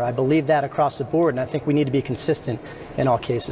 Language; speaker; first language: English; native; English